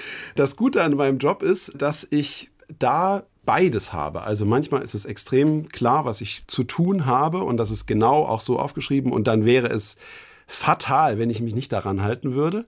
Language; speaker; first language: German; native; German